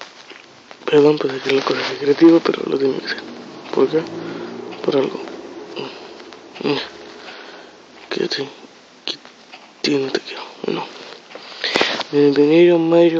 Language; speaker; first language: Spanish; native; Spanish